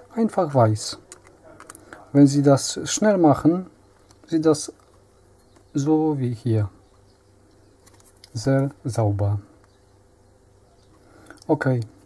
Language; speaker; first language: German; non-native, learner; Polish